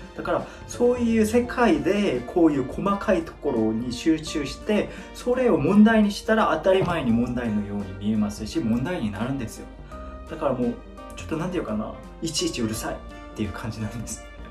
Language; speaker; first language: Japanese; non-native, fluent; Korean